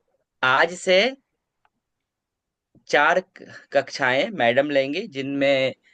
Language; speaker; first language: Hindi; native; Hindi